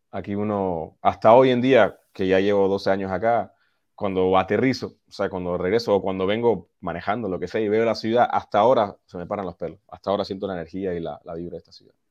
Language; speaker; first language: Spanish; early bilingual, heritage; Spanish